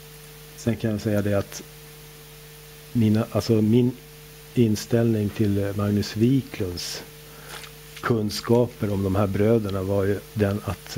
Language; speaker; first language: Swedish; native; Swedish